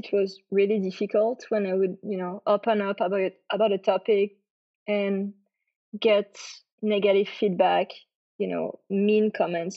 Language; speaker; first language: English; non-native, fluent; French